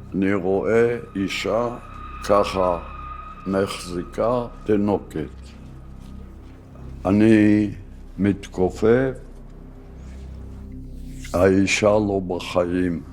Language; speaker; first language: Hebrew; non-native, fluent; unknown